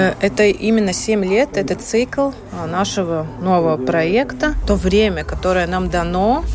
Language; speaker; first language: Russian; non-native, local second language; Latvian